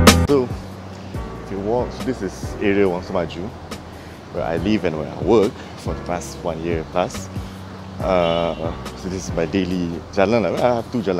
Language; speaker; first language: English; non-native, local second language; Malay